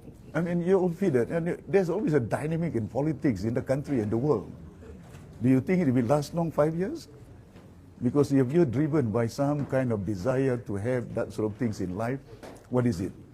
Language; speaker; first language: English; non-native, local second language; Malay